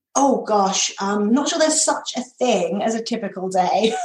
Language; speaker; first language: English; native; English